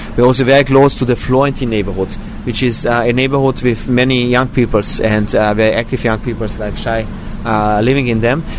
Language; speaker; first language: English; non-native, fluent; German